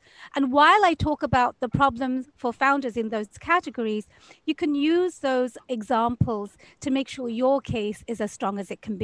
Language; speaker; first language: English; native; English